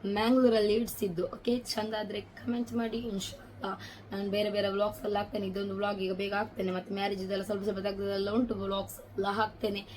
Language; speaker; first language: Kannada; non-native, local second language; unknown